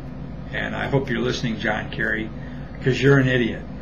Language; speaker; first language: English; native; English